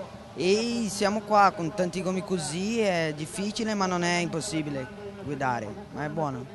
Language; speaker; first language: Italian; non-native, learner; Portuguese